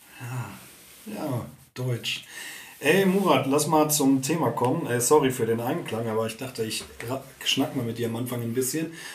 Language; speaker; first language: German; native; German